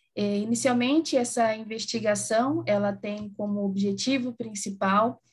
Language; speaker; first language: Spanish; non-native, learner; Portuguese